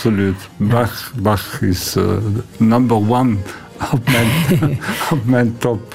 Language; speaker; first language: Dutch; non-native, local second language; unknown